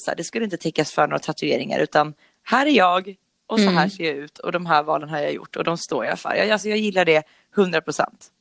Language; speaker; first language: Swedish; native; Swedish